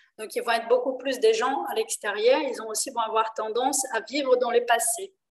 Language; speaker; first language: French; non-native, fluent; Portuguese